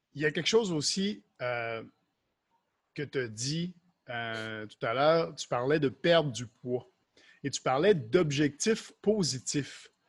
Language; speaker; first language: French; native; French